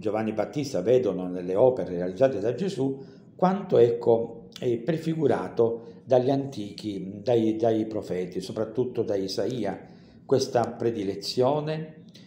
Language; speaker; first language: Italian; native; Italian